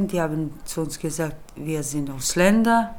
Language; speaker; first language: German; early bilingual, other home language; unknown